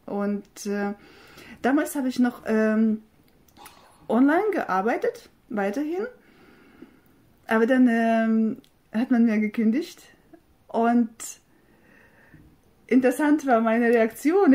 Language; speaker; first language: German; non-native, fluent; Russian